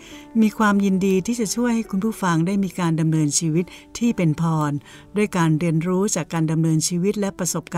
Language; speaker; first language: Thai; native; Thai